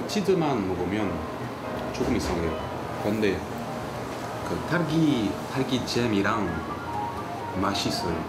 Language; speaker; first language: Korean; non-native, learner; French